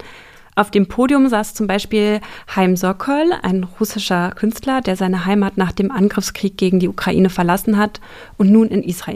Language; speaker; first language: German; native; German